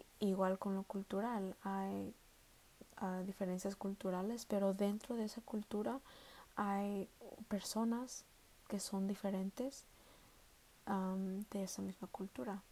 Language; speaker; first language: Spanish; early bilingual, heritage; Spanish